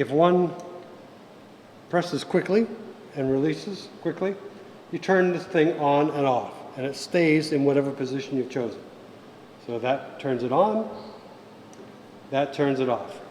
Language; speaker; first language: English; native; English